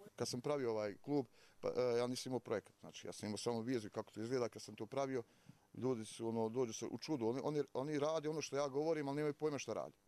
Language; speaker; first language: Serbian; native; Serbian